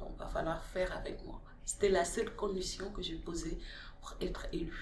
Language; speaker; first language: French; non-native, local second language; Wolof